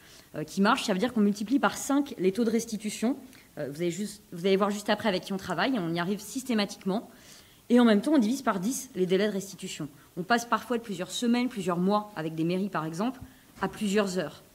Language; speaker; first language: French; native; French